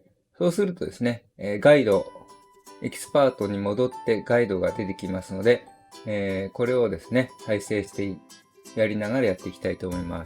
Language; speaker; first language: Japanese; native; Japanese